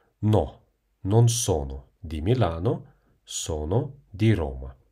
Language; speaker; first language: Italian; non-native, fluent; Russian